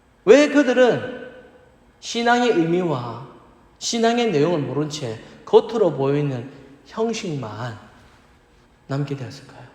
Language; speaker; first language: Korean; native; Korean